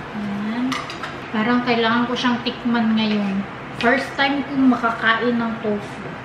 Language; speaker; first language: Filipino; non-native, local second language; Cebuano